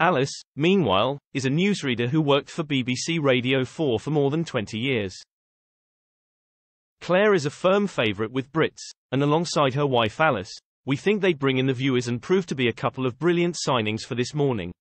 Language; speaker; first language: English; native; English